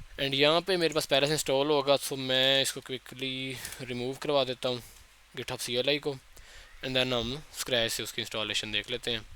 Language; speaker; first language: Urdu; native; Urdu